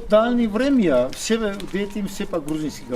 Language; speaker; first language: Russian; non-native, local second language; Svan